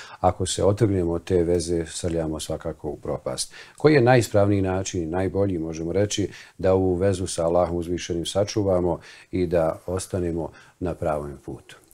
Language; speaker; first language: Bosnian; native; Bosnian